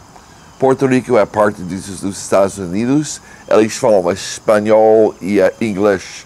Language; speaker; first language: Portuguese; non-native, learner; English